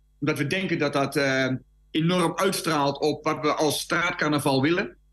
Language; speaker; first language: Dutch; native; Dutch